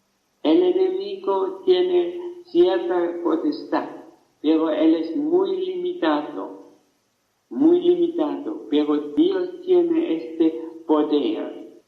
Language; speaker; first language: Spanish; non-native, fluent; German